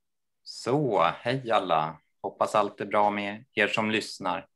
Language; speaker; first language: Swedish; native; Swedish